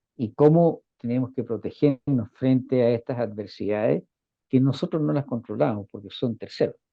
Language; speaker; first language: Spanish; native; Spanish